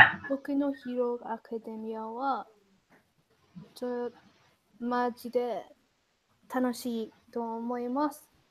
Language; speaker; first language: Japanese; non-native, learner; English